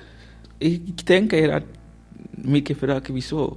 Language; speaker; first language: German; non-native, learner; Tamil